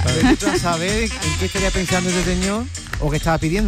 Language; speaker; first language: Spanish; native; Spanish